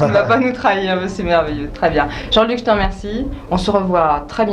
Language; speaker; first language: French; native; French